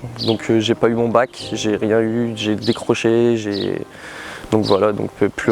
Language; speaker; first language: French; native; French